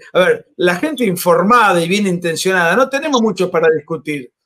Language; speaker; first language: Spanish; native; Spanish